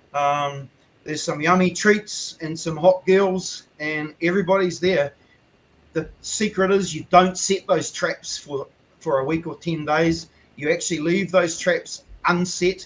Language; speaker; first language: English; native; English